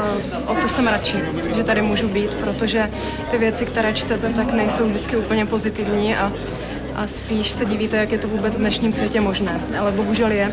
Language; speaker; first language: Czech; native; Czech